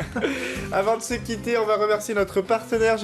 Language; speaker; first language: French; native; French